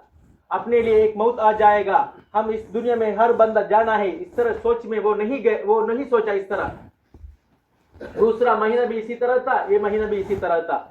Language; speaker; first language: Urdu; non-native, local second language; Tamil